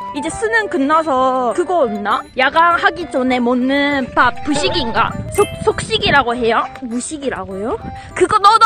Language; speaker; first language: Korean; non-native, fluent; Japanese